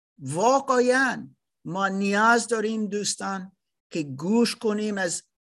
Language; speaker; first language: Persian; non-native, learner; German